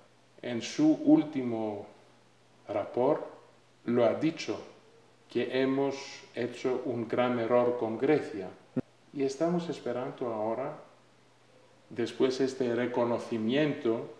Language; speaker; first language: Spanish; non-native, fluent; Greek